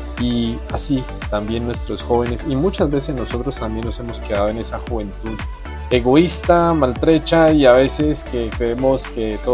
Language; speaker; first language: Spanish; native; Spanish